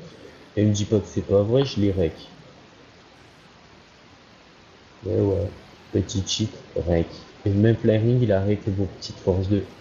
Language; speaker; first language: French; native; French